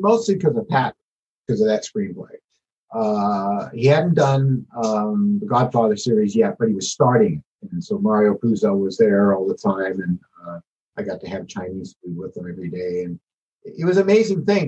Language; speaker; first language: English; native; English